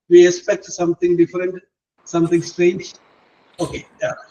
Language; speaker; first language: English; non-native, local second language; Malayalam